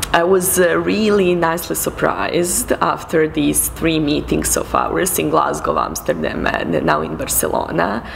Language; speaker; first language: English; non-native, fluent; Serbian